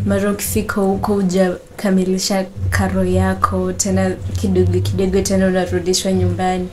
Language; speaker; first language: Swahili; non-native, local second language; Gusii